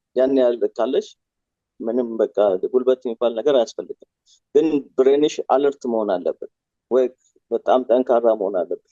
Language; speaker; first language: Amharic; native; Amharic